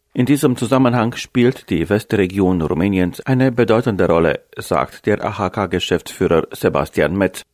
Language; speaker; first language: German; non-native, local second language; Romanian